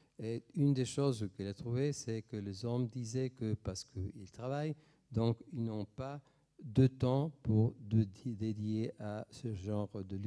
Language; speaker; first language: French; non-native, fluent; Spanish